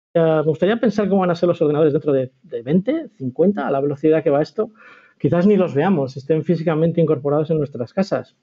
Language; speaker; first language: Spanish; native; Spanish